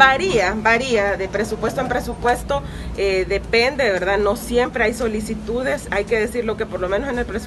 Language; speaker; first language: Spanish; native; Spanish